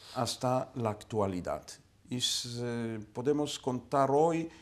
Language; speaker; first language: Spanish; non-native, fluent; Hebrew